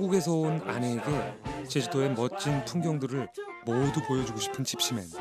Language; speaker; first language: Korean; native; Korean